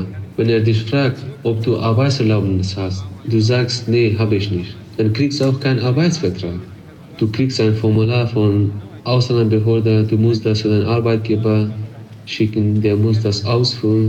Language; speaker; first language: German; non-native, fluent; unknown